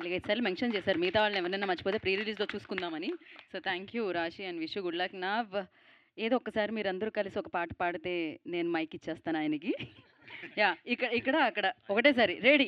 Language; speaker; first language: Telugu; native; Telugu